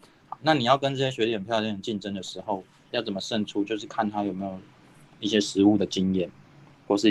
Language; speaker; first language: Chinese; native; Chinese